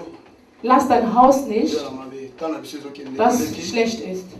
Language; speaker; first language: German; non-native, learner; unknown